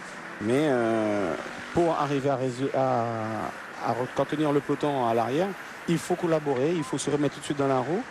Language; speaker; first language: French; native; French